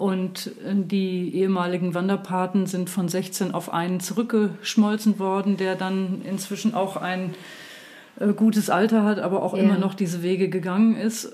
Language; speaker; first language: German; native; German